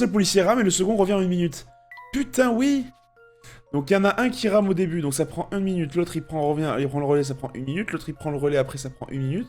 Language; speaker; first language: French; native; French